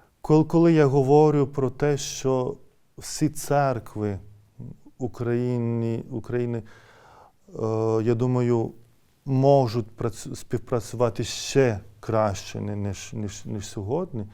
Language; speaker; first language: Ukrainian; non-native, fluent; Lithuanian